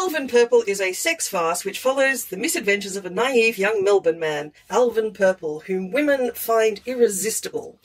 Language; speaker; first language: English; native; English